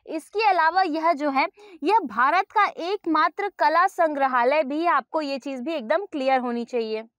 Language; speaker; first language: Hindi; native; Hindi